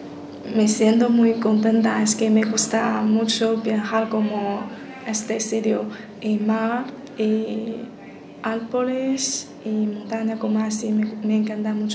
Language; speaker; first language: Spanish; non-native, learner; Chinese